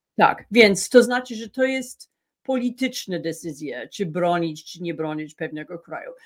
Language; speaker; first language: Polish; non-native, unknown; English